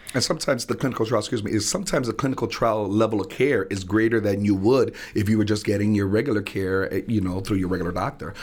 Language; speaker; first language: English; native; English